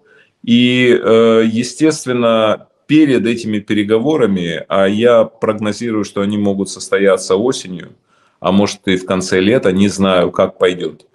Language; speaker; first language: Russian; native; Russian